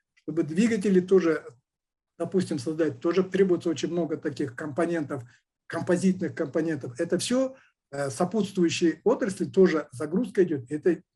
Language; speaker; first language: Russian; non-native, local second language; Kazakh